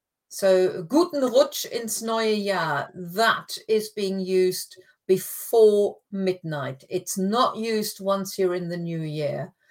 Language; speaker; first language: English; non-native, fluent; German